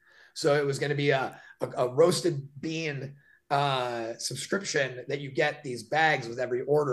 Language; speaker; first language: English; native; English